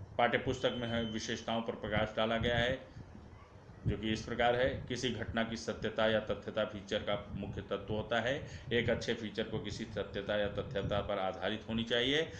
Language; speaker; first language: Hindi; native; Hindi